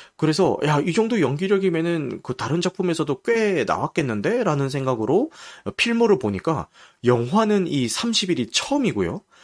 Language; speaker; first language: Korean; native; Korean